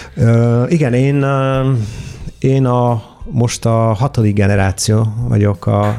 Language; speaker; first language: Hungarian; non-native, fluent; Italian